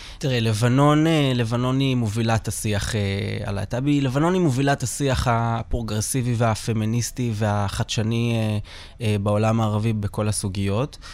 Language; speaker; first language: Hebrew; non-native, local second language; Arabic